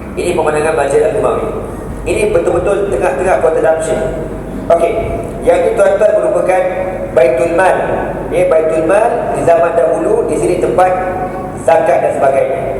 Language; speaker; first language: Malay; native; Malay